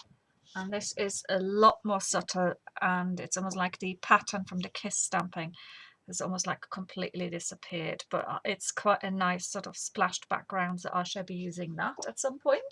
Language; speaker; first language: English; native; English